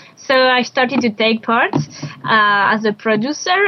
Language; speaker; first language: English; non-native, learner; French